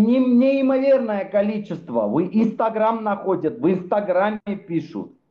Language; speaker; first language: Russian; non-native, fluent; Armenian